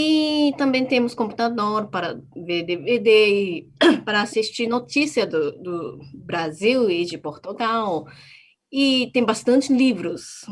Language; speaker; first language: Portuguese; non-native, fluent; Japanese